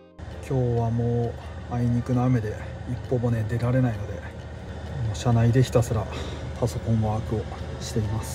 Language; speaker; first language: Japanese; native; Japanese